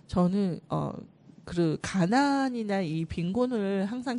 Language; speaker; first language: Korean; native; Korean